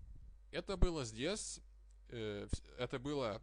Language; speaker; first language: Russian; non-native, fluent; Lithuanian